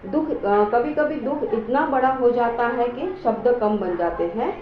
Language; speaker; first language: Hindi; non-native, local second language; Marathi